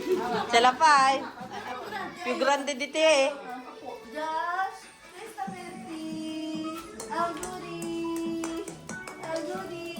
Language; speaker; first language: Italian; non-native, learner; Filipino